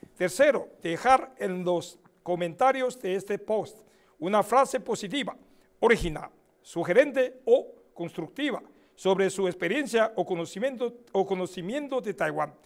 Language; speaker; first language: Spanish; non-native, fluent; Chinese